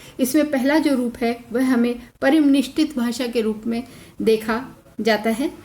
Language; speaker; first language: Hindi; native; Hindi